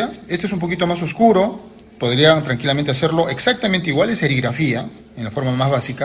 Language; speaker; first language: Spanish; native; Spanish